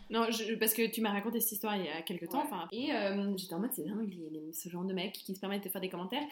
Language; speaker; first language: French; native; French